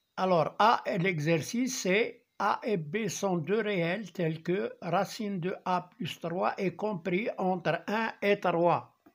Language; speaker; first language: French; non-native, local second language; Arabic